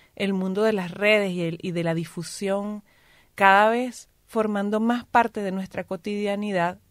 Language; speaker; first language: Spanish; native; Spanish